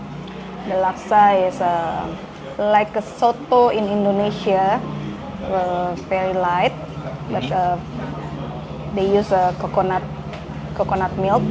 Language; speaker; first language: English; non-native, fluent; Indonesian